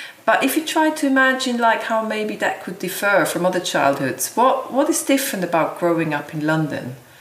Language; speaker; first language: English; non-native, fluent; German